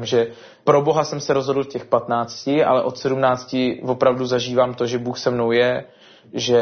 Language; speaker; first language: Czech; native; Czech